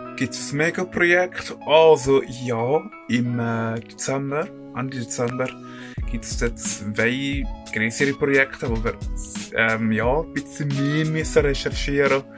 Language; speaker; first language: German; early bilingual, other home language; Spanish